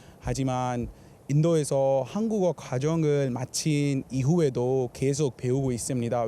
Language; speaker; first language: Korean; non-native, fluent; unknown